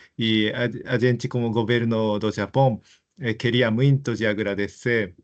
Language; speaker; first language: Portuguese; non-native, fluent; Japanese